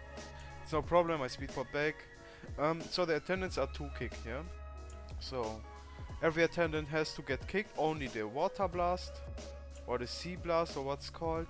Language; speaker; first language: English; non-native, fluent; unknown